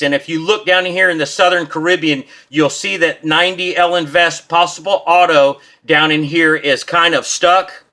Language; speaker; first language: English; native; English